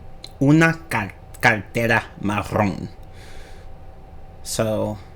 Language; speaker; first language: Spanish; non-native, fluent; English